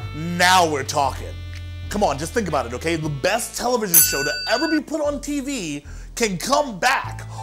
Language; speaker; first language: English; native; English